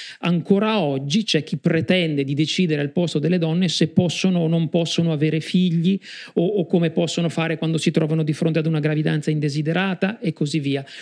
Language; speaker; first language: Italian; native; Italian